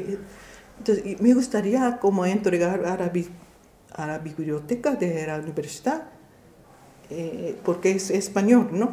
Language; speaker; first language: Spanish; non-native, fluent; Japanese